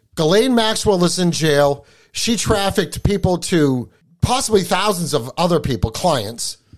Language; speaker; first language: English; native; English